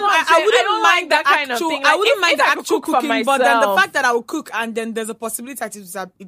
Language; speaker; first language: English; non-native, local second language; Igbo